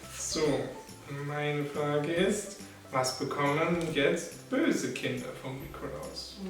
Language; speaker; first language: German; native; German